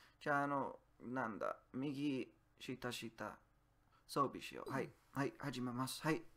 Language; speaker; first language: Japanese; non-native, learner; English